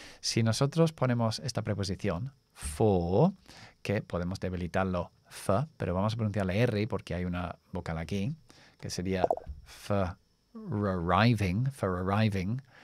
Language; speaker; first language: Spanish; non-native, fluent; English